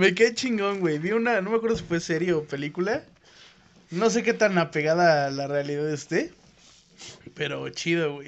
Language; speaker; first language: Spanish; native; Spanish